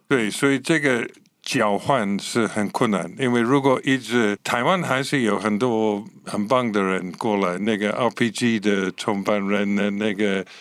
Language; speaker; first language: Chinese; non-native, fluent; English